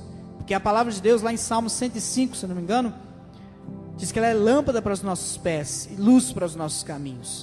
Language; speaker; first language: Portuguese; native; Portuguese